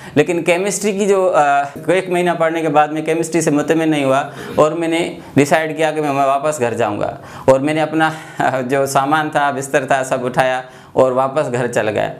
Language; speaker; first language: Urdu; non-native, local second language; Sindhi